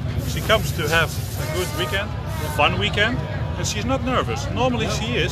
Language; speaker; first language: English; non-native, fluent; Dutch